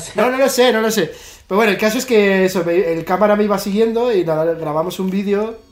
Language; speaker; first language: Spanish; native; Spanish